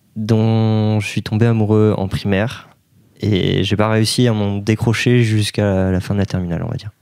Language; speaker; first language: French; native; French